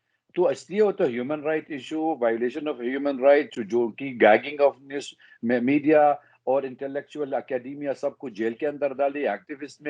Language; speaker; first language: Hindi; non-native, fluent; Arabic